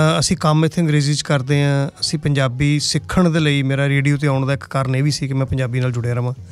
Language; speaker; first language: Punjabi; early bilingual, heritage; Punjabi